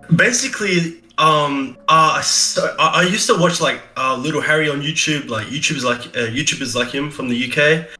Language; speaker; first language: English; native; English